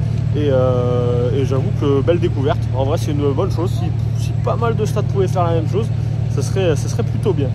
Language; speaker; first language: French; native; French